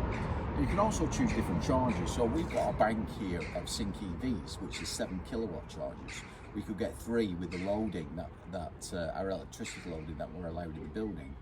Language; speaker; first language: English; native; English